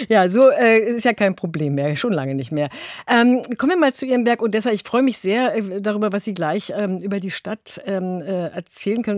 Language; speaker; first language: German; native; German